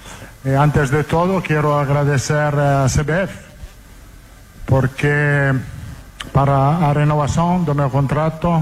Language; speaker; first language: Portuguese; non-native, fluent; Italian